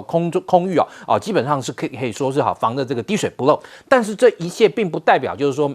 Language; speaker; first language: Chinese; native; Chinese